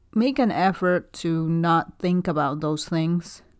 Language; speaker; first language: English; non-native, fluent; Spanish